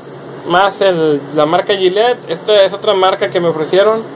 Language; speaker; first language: Spanish; native; Spanish